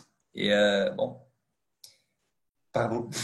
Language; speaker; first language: French; non-native, fluent; Italian